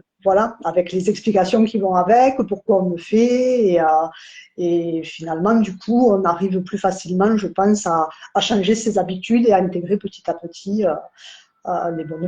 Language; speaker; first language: French; native; French